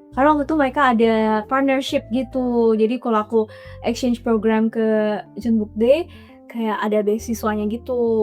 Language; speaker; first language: Indonesian; native; Indonesian